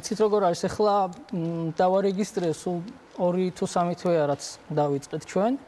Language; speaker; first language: Georgian; non-native, local second language; Azerbaijani